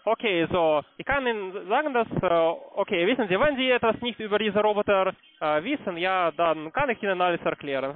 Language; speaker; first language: German; non-native, learner; Russian